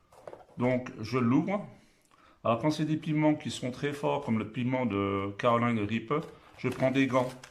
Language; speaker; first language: French; native; French